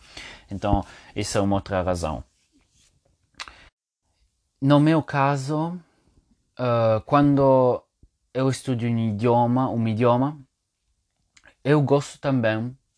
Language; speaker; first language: Portuguese; non-native, fluent; Italian